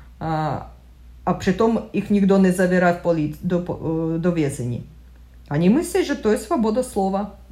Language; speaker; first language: Czech; non-native, learner; Russian